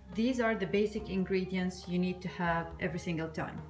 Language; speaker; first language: English; non-native, fluent; Arabic